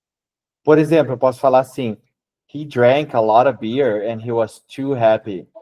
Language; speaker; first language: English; non-native, fluent; Portuguese